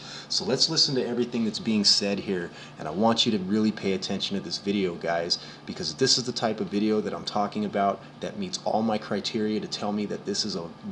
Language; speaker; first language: English; native; English